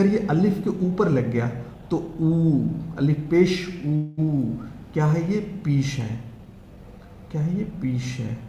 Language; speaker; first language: Hindi; native; Hindi